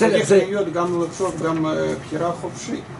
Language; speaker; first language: Hebrew; non-native, fluent; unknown